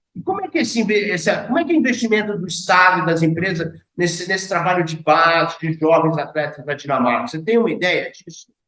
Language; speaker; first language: Portuguese; native; Portuguese